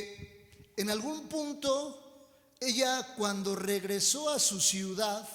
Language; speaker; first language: Spanish; native; Spanish